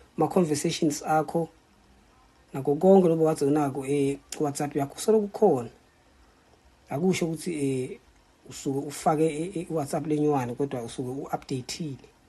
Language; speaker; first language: Zulu; non-native, local second language; Swati